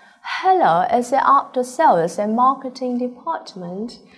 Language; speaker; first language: English; non-native, fluent; Vietnamese